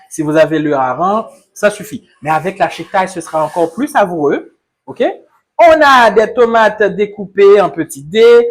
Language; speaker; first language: French; non-native, local second language; Haitian Creole